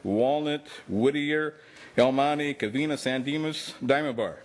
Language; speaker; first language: English; native; English